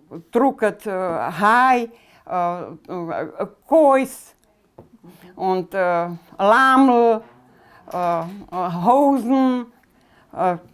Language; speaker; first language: German; early bilingual, heritage; German